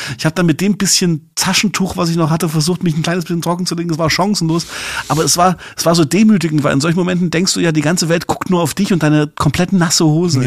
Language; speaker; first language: German; native; German